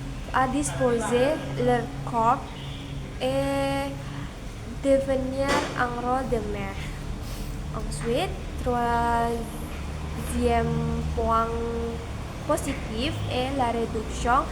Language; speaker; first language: French; non-native, learner; Indonesian